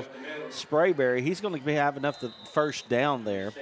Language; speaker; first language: English; native; English